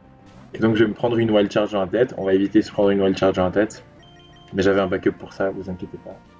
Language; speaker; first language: French; native; French